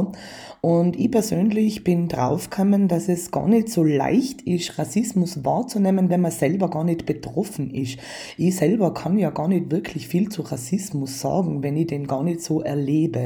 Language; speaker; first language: German; native; German